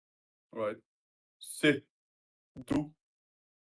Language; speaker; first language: French; non-native, learner; Russian